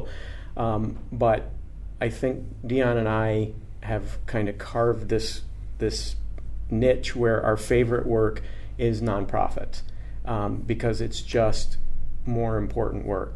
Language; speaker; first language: English; native; English